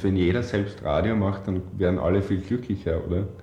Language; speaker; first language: German; native; German